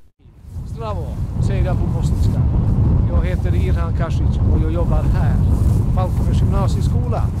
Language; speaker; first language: Swedish; non-native, fluent; Bosnian